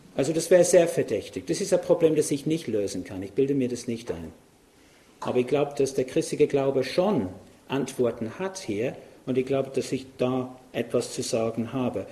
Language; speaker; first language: German; non-native, fluent; English